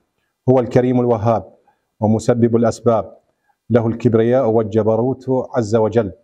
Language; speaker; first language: Arabic; native; Arabic